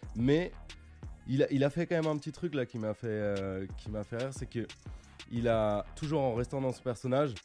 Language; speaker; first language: French; native; French